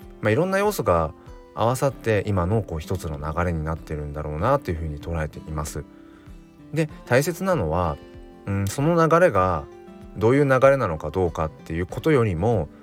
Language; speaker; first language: Japanese; native; Japanese